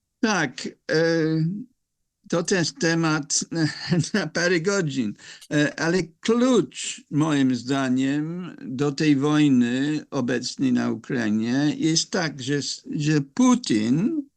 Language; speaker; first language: Polish; non-native, fluent; English